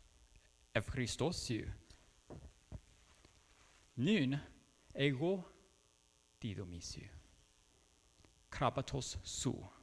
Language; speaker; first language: Greek; non-native, fluent; English